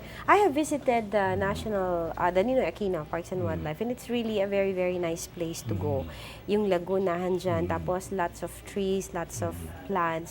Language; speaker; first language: English; non-native, local second language; Filipino